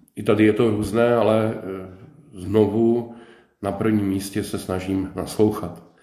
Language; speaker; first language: Czech; native; Czech